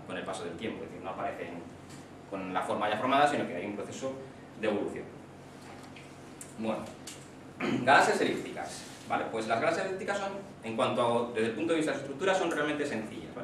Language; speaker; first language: Spanish; native; Spanish